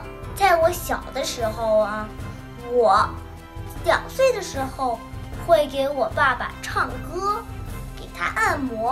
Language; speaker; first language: Chinese; early bilingual, heritage; Chinese